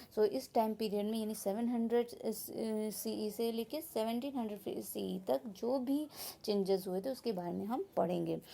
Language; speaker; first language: Hindi; native; Hindi